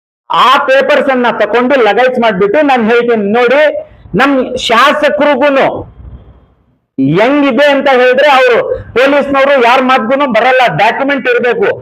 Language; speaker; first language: Kannada; native; Kannada